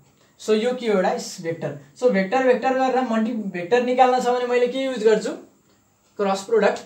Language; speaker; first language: Nepali; native; Nepali